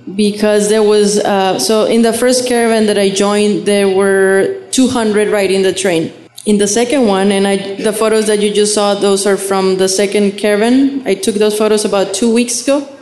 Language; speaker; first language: English; non-native, fluent; Spanish